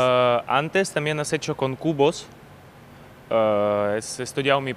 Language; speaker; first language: Spanish; non-native, learner; Ukrainian